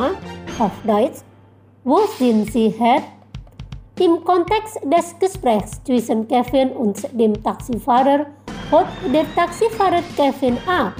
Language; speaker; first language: German; non-native, fluent; Indonesian